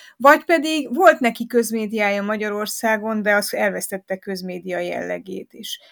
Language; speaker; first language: Hungarian; native; Hungarian